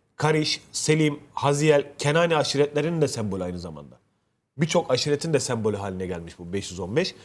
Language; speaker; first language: Turkish; native; Turkish